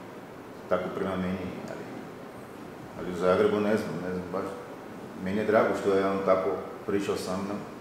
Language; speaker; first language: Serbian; non-native, fluent; Portuguese